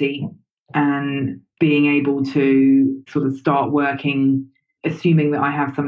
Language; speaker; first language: English; native; English